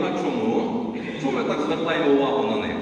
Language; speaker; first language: Ukrainian; native; Ukrainian